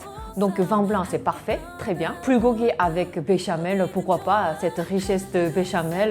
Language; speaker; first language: French; non-native, fluent; Korean